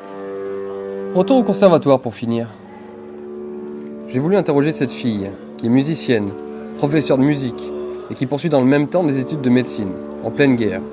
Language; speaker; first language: French; native; French